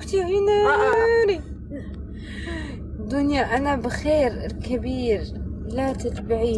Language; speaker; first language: Arabic; non-native, learner; Pashto